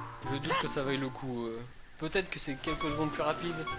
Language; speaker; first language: French; native; French